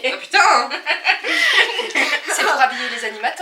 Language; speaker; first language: French; native; French